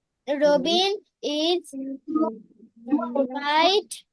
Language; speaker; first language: English; non-native, learner; Bangla